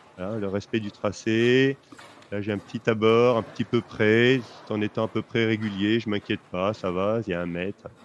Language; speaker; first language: French; native; French